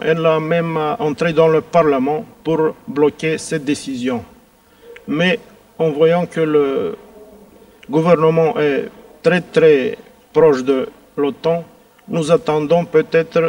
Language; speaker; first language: French; non-native, fluent; Bulgarian